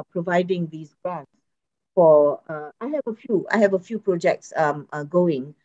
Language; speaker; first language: English; early bilingual, other home language; Malay